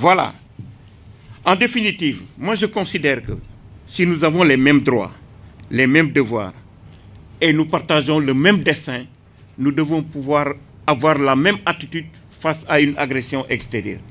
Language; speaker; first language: French; non-native, local second language; Wolof